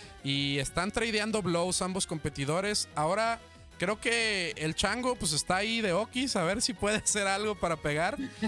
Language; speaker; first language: Spanish; native; Spanish